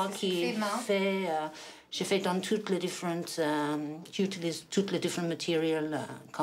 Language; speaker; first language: French; non-native, learner; English